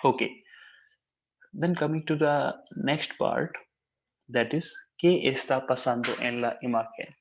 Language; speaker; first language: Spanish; non-native, fluent; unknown